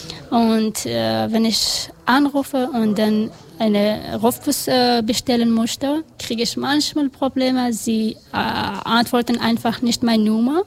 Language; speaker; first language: German; non-native, learner; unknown